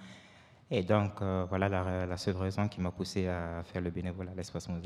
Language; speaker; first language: French; non-native, local second language; Fula